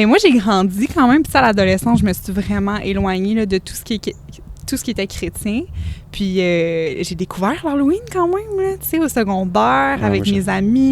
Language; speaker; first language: French; native; French